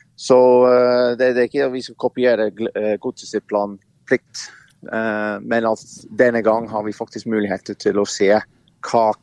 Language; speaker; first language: Norwegian; non-native, fluent; English